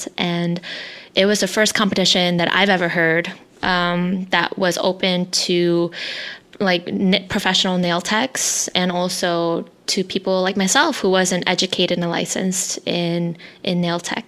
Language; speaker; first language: English; early bilingual, other home language; Hmong